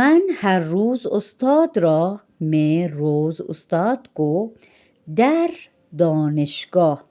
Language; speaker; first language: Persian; non-native, fluent; Urdu